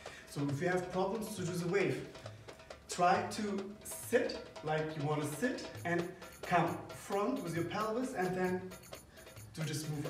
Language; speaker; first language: English; non-native, fluent; German